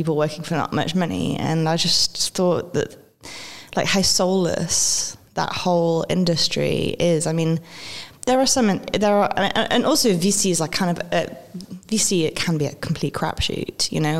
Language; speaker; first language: English; native; English